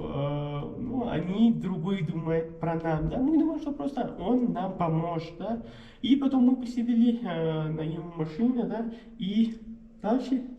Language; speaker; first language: Russian; non-native, learner; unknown